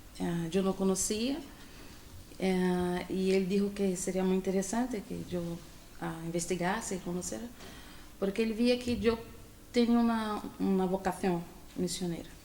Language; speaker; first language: Spanish; non-native, fluent; Portuguese